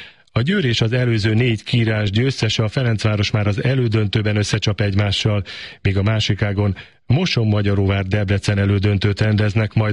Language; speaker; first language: Hungarian; native; Hungarian